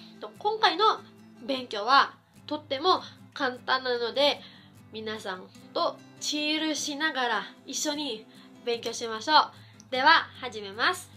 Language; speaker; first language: Japanese; non-native, fluent; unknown